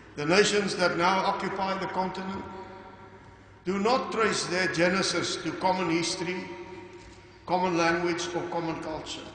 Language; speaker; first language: English; non-native, local second language; Afrikaans